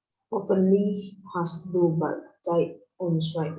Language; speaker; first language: German; non-native, learner; Indonesian